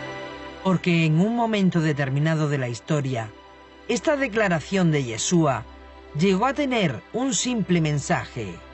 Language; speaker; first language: Spanish; native; Spanish